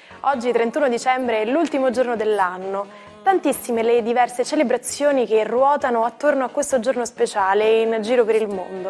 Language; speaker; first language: Italian; native; Italian